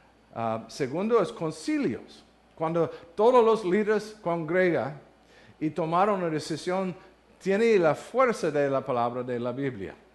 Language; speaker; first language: Spanish; non-native, learner; English